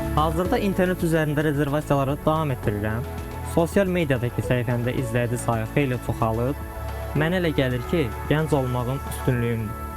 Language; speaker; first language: Azerbaijani; non-native, local second language; Talysh